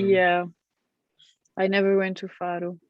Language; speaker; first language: English; non-native, fluent; French